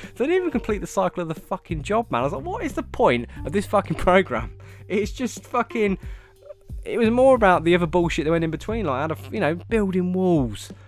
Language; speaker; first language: English; native; English